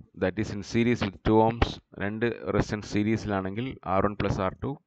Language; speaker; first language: English; non-native, local second language; Malayalam